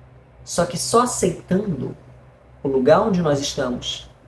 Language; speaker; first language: Portuguese; native; Portuguese